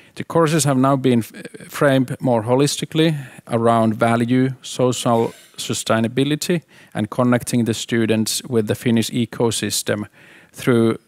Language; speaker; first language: English; non-native, fluent; Finnish